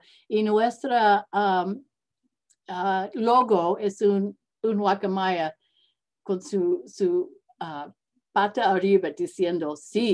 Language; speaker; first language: Spanish; non-native, learner; English